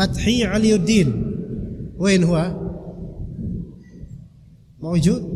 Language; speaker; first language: Arabic; non-native, fluent; Indonesian